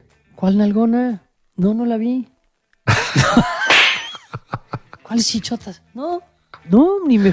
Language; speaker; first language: Spanish; native; Spanish